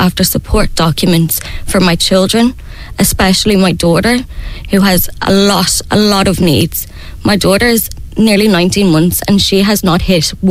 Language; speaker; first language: English; native; English